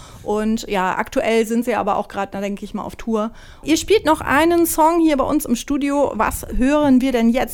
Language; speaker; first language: German; native; German